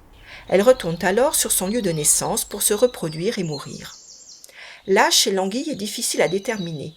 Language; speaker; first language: French; native; French